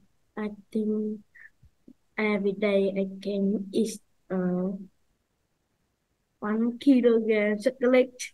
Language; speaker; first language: English; non-native, learner; Vietnamese